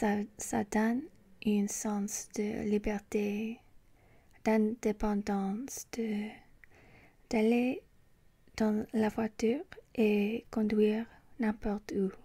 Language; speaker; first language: French; non-native, learner; English